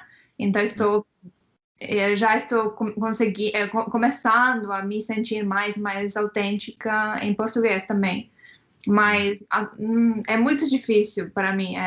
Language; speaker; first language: Portuguese; non-native, fluent; Estonian